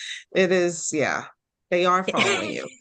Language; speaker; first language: English; native; English